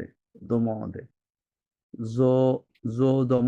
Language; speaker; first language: French; non-native, learner; Bangla